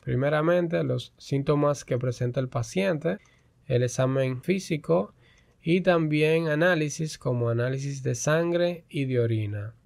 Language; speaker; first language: Spanish; native; Spanish